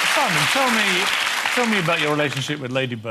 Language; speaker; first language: English; native; English